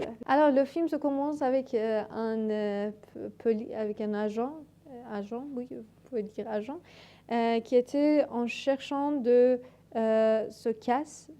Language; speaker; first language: French; non-native, learner; Persian